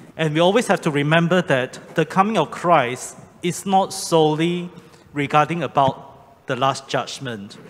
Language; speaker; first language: English; non-native, local second language; Chinese